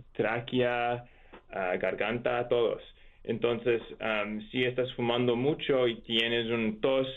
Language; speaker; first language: Spanish; non-native, learner; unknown